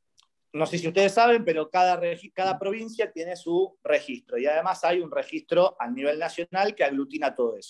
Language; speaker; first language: Spanish; native; Spanish